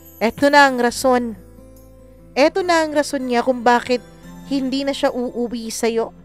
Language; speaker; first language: Filipino; non-native, local second language; Cebuano